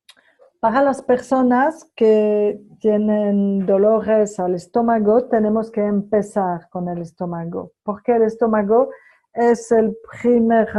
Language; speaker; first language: Spanish; non-native, fluent; French